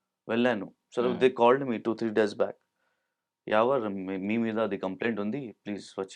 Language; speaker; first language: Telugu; non-native, local second language; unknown